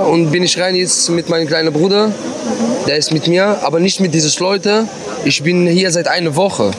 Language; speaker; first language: German; non-native, learner; Arabic